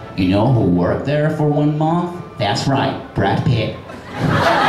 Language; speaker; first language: English; non-native, fluent; Spanish